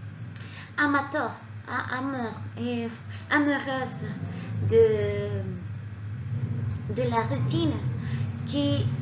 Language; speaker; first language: French; non-native, learner; Spanish